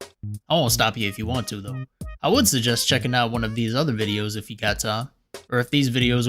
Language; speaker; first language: English; native; English